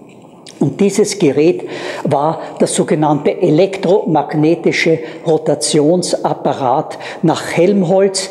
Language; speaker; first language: German; native; German